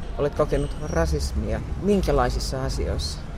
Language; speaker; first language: Finnish; native; Finnish